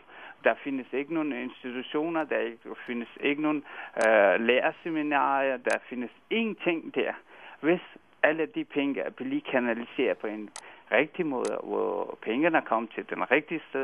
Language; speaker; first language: Danish; non-native, fluent; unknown